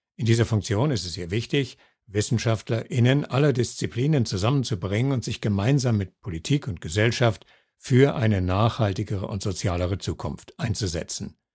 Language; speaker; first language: German; native; German